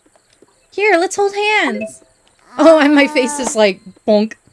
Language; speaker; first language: English; native; English